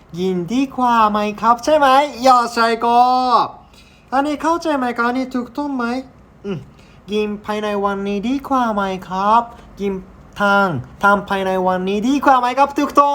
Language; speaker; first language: Thai; non-native, learner; Japanese